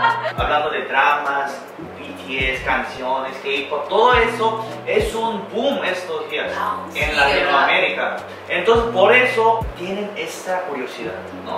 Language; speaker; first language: Spanish; non-native, fluent; Korean